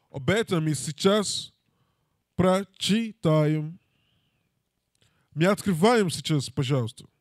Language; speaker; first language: Russian; non-native, learner; English